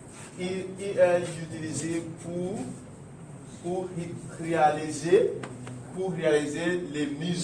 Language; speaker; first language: French; non-native, learner; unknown